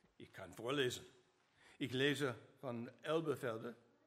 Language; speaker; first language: German; non-native, learner; English